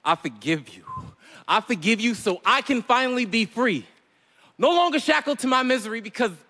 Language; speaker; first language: English; native; English